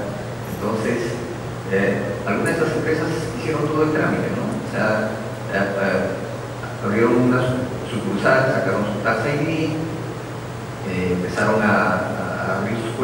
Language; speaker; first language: Spanish; native; Spanish